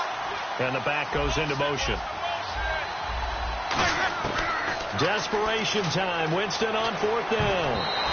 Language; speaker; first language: English; native; English